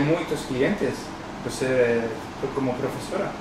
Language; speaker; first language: Portuguese; non-native, learner; Spanish